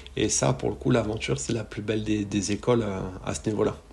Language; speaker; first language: French; native; French